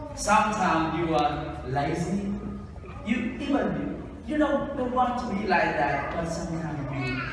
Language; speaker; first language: English; non-native, fluent; Vietnamese